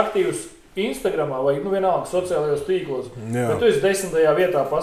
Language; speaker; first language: Latvian; native; Latvian